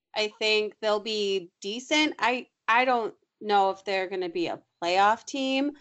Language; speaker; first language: English; native; English